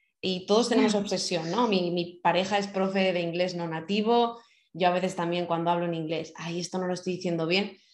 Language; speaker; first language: Spanish; native; Spanish